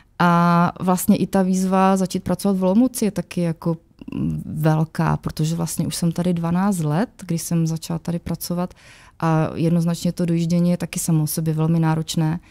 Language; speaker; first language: Czech; native; Czech